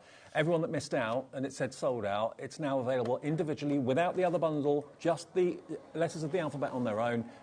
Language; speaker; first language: English; native; English